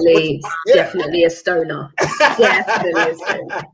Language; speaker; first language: English; native; English